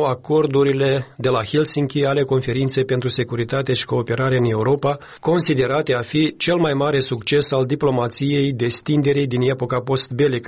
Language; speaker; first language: Romanian; native; Romanian